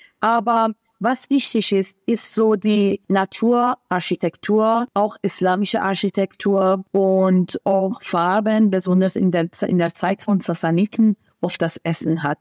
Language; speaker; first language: German; non-native, fluent; Persian